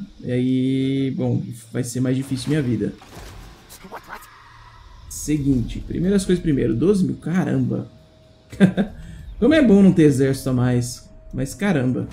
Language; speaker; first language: Portuguese; native; Portuguese